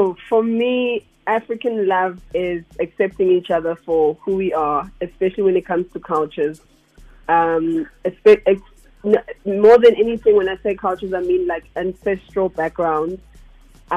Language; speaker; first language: English; non-native, local second language; Zulu